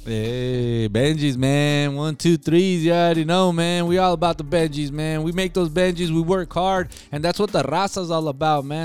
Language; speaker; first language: English; early bilingual, other home language; Spanish